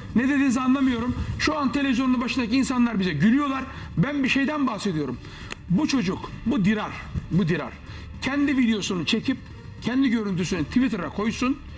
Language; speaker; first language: Turkish; native; Turkish